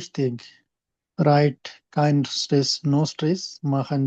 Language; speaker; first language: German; non-native, learner; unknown